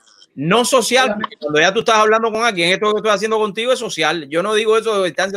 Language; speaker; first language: Spanish; native; Spanish